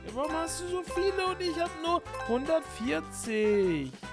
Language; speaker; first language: German; native; German